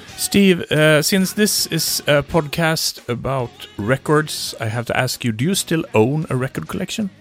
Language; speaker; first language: English; non-native, fluent; Swedish